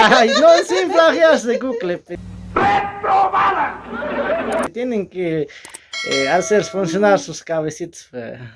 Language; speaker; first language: Spanish; native; Spanish